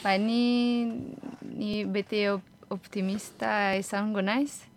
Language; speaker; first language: Basque; non-native, learner; Ukrainian